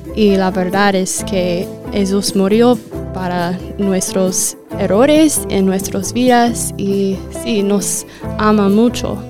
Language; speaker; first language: Spanish; non-native, learner; English